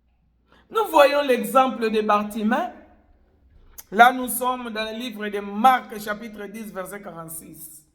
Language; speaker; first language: French; non-native, local second language; Lingala